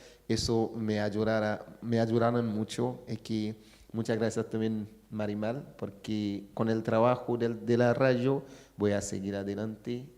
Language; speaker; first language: Spanish; non-native, fluent; Haitian Creole